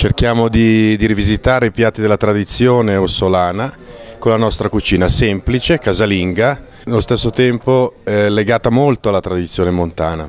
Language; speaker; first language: Italian; native; Italian